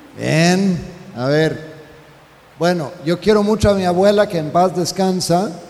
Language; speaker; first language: Spanish; non-native, fluent; English